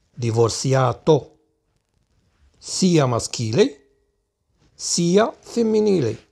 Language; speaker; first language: Italian; non-native, fluent; Arabic